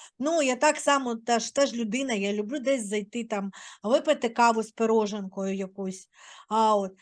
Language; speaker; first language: Ukrainian; native; Ukrainian